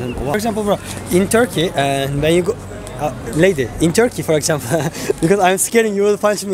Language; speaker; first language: English; non-native, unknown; Turkish